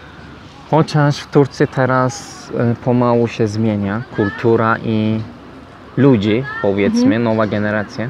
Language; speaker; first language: Polish; non-native, learner; Turkish